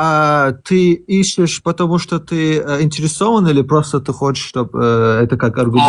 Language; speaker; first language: Russian; early bilingual, heritage; Chechen